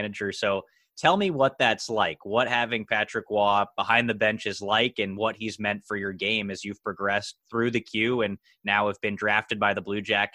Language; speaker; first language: English; native; English